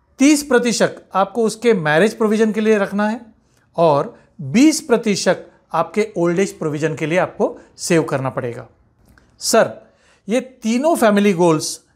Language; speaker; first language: Hindi; non-native, local second language; Marathi